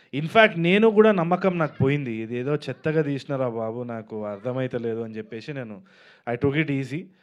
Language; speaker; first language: Telugu; native; Telugu